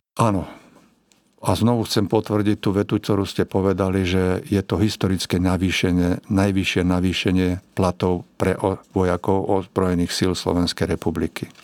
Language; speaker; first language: Slovak; native; Slovak